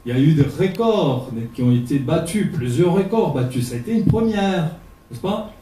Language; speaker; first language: French; non-native, fluent; Portuguese